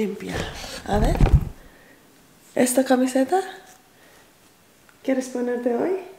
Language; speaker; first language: Spanish; non-native, learner; Filipino